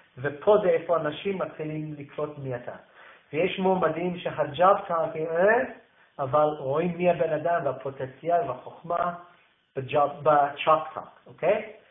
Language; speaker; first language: Hebrew; non-native, fluent; English